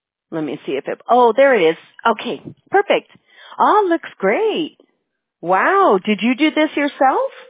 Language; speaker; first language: English; early bilingual, other home language; Spanish